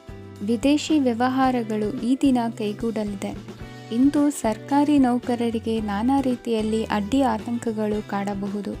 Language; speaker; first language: Kannada; native; Kannada